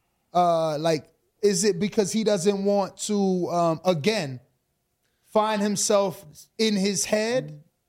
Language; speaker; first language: English; native; English